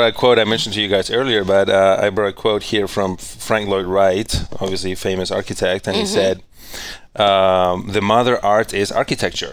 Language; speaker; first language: English; non-native, fluent; Spanish